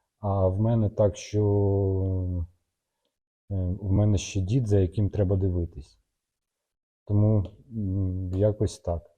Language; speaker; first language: Ukrainian; non-native, local second language; Russian